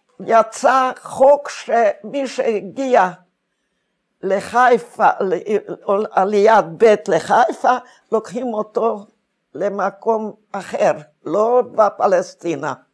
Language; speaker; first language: Hebrew; non-native, fluent; Hungarian